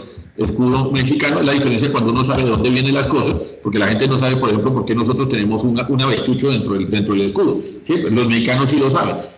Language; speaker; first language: Spanish; native; Spanish